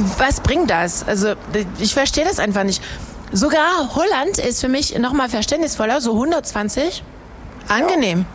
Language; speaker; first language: German; non-native, fluent; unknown